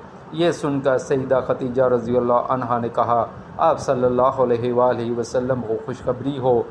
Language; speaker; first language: Urdu; native; Urdu